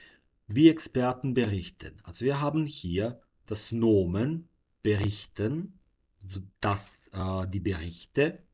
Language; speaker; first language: German; non-native, fluent; Serbian